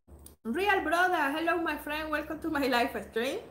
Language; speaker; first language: English; non-native, learner; Spanish